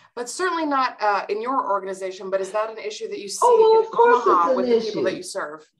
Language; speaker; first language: English; native; English